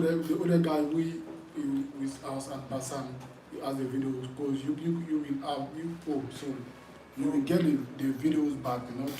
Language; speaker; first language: English; non-native, fluent; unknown